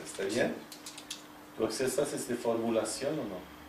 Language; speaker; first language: Spanish; non-native, fluent; French